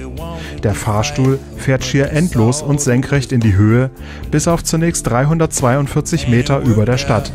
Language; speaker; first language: German; native; German